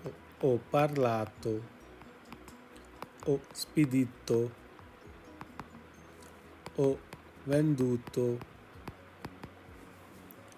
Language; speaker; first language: Italian; non-native, fluent; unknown